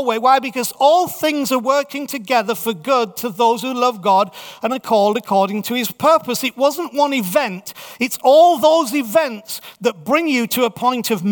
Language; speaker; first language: English; native; English